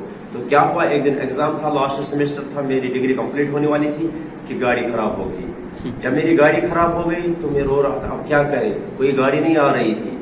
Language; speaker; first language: Hindi; non-native, local second language; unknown